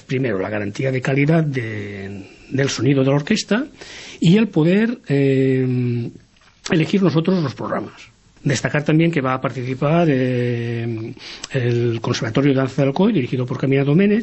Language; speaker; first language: Spanish; native; Spanish